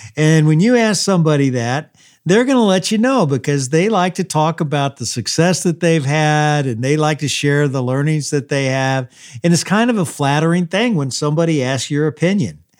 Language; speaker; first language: English; native; English